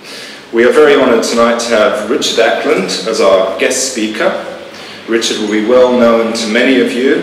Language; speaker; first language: English; native; English